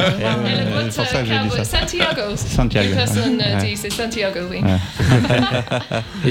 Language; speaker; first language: French; non-native, learner; English